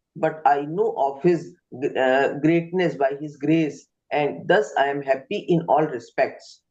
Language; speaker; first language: English; non-native, local second language; Hindi